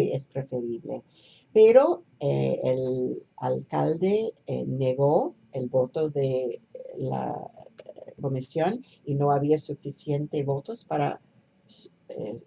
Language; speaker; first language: Spanish; non-native, fluent; English